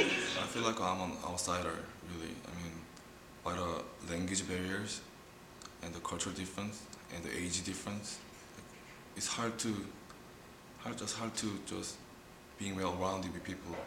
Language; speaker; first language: English; non-native, learner; Korean